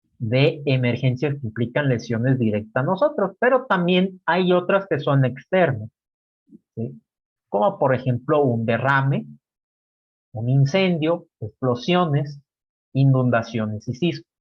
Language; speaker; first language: Spanish; native; Spanish